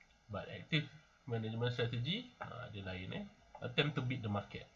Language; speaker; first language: English; non-native, local second language; Malay